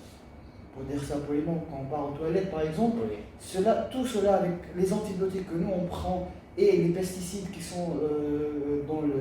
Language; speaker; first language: French; native; French